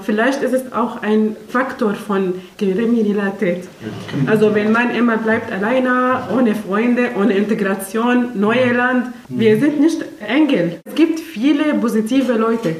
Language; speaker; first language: German; non-native, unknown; Arabic